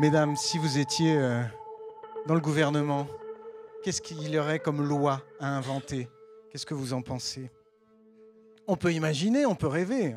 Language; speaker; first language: French; native; French